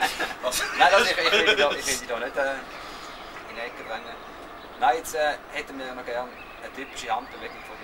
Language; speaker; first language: German; native; German